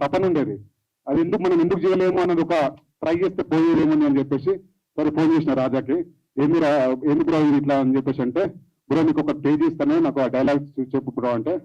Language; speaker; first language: Telugu; native; Telugu